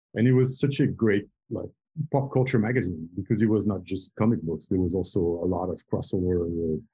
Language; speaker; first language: English; non-native, fluent; French